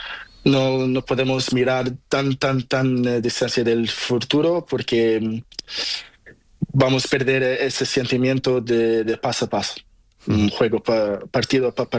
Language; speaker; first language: Spanish; non-native, learner; Portuguese